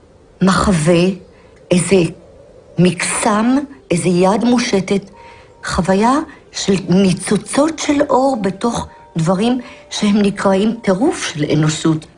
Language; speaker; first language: Hebrew; early bilingual, other home language; Polish